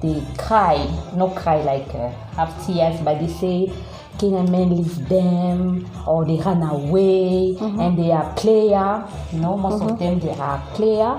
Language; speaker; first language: English; non-native, learner; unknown